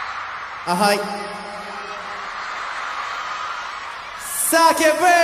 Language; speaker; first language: Japanese; non-native, learner; Korean